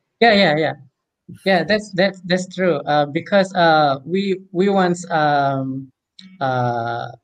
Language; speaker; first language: English; non-native, fluent; Indonesian